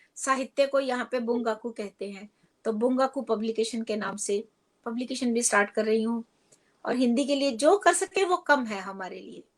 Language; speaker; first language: Hindi; native; Hindi